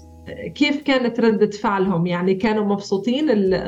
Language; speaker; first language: Arabic; native; Arabic